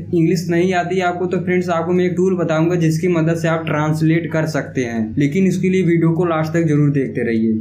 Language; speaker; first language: Hindi; native; Hindi